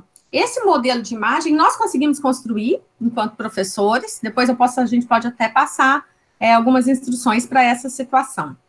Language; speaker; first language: Portuguese; native; Portuguese